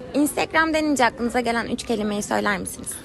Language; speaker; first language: Turkish; native; Turkish